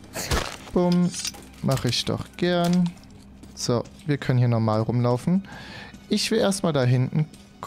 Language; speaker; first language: German; native; German